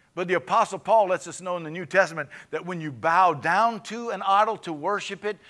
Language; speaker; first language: English; native; English